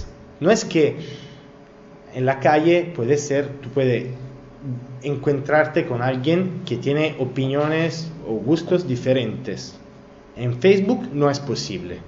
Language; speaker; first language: Spanish; non-native, learner; Italian